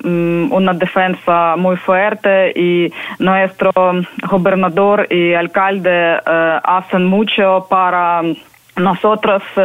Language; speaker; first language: Spanish; non-native, learner; Ukrainian